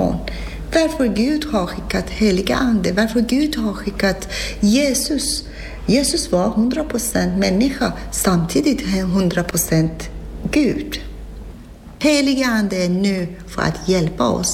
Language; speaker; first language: Swedish; non-native, learner; Persian